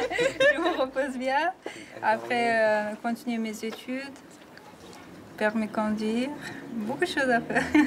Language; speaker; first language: French; non-native, learner; Persian